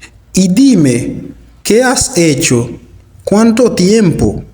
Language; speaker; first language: Spanish; non-native, fluent; Haitian Creole